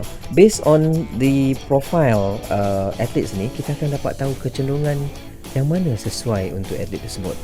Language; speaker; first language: Malay; native; Malay